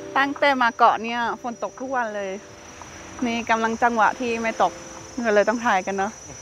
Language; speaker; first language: Thai; non-native, fluent; German